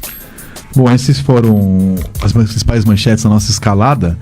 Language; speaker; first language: Portuguese; native; Portuguese